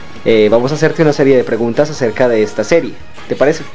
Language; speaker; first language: Spanish; native; Spanish